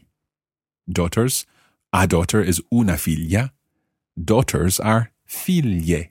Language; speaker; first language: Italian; non-native, fluent; English